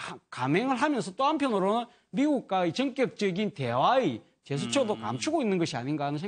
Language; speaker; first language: Korean; native; Korean